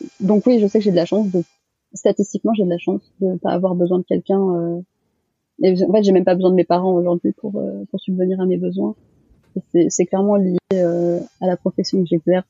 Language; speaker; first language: French; early bilingual, other home language; Malagasy